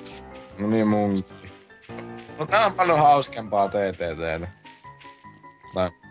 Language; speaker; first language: Finnish; native; Finnish